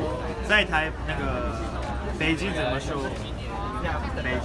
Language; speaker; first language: Chinese; non-native, learner; Japanese